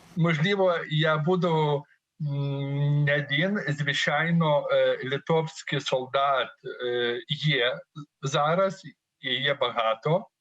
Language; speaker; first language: Ukrainian; non-native, learner; Lithuanian